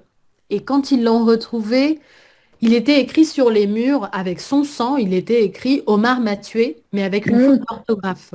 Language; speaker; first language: French; native; French